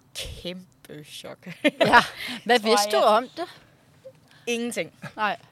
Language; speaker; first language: Danish; early bilingual, other home language; Thai